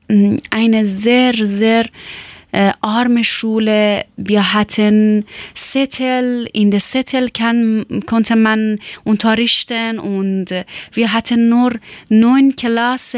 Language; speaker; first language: German; non-native, learner; Persian